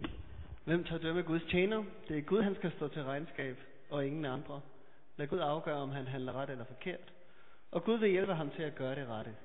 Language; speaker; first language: Danish; native; Danish